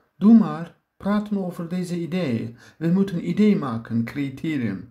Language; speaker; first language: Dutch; non-native, learner; Turkish